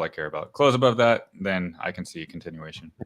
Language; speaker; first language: English; native; English